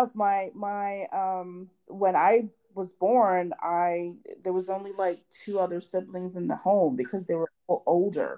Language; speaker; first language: English; early bilingual, other home language; Haitian Creole